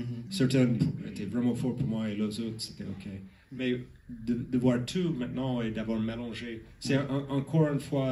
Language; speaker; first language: French; non-native, learner; English